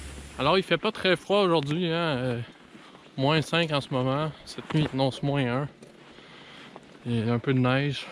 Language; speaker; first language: French; native; French